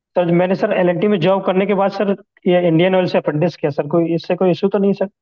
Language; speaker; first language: Hindi; native; Hindi